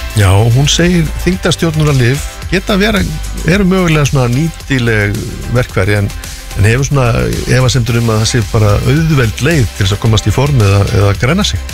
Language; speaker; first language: Icelandic; native; Icelandic